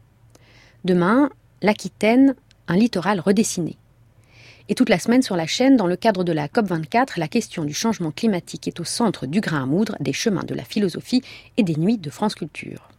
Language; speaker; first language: French; native; French